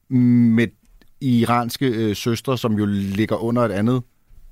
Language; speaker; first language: Danish; native; Danish